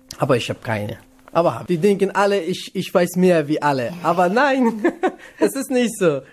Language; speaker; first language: German; non-native, learner; Kurdish